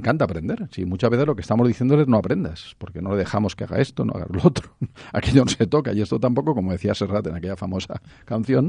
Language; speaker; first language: Spanish; native; Spanish